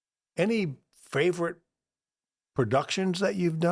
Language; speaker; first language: English; native; English